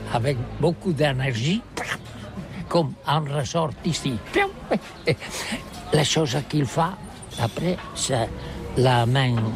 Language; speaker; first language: French; non-native, learner; Catalan